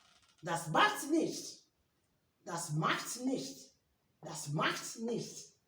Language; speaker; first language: German; non-native, learner; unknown